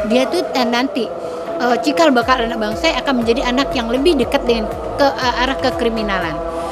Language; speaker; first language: Indonesian; native; Indonesian